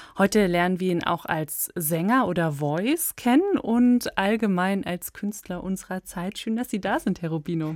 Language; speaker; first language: German; native; German